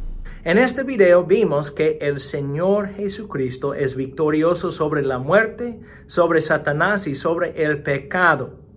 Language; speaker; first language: Spanish; non-native, fluent; English